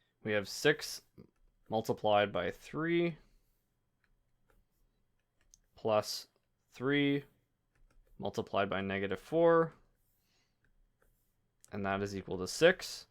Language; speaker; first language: English; native; English